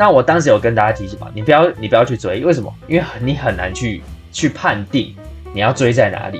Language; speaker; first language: Chinese; native; Chinese